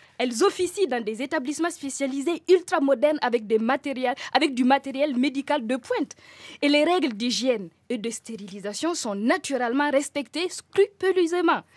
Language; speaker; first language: French; non-native, local second language; Mossi